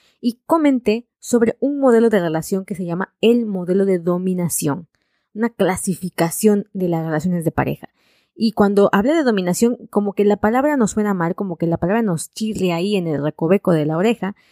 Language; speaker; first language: Spanish; native; Spanish